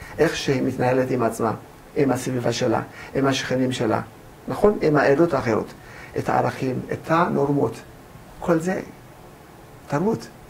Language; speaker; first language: Hebrew; non-native, fluent; Amharic